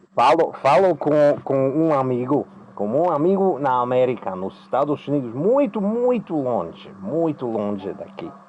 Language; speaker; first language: Portuguese; non-native, learner; Greek